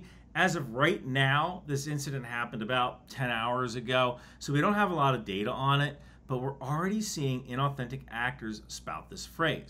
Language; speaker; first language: English; native; English